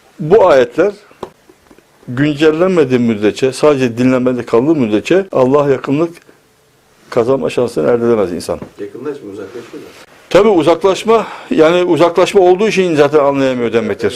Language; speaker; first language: Turkish; native; Turkish